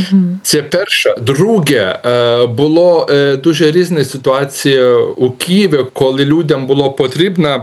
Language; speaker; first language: Ukrainian; non-native, learner; Lithuanian